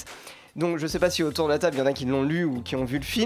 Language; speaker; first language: French; native; French